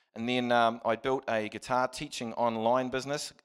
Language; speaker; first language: English; native; English